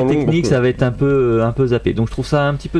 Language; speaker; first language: French; native; French